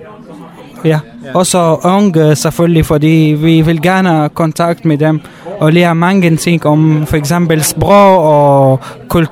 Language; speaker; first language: Danish; non-native, learner; Arabic